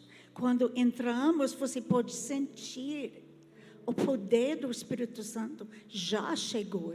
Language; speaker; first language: Portuguese; non-native, fluent; English